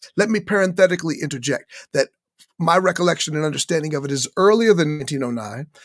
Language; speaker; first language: English; native; English